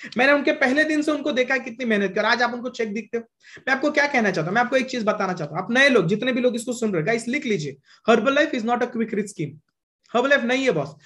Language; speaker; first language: Hindi; non-native, local second language; Marathi